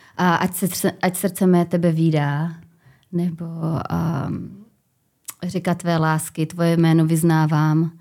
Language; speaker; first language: Czech; native; Czech